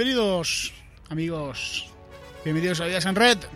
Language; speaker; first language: Spanish; native; Spanish